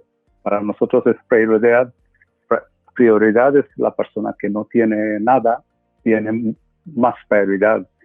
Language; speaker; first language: Spanish; non-native, fluent; Bangla